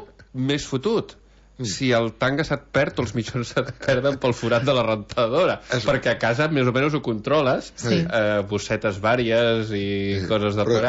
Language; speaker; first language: Catalan; native; Catalan